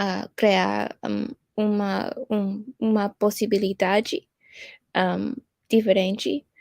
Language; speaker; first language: Portuguese; non-native, fluent; English